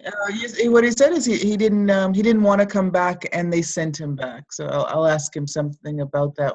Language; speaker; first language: English; native; English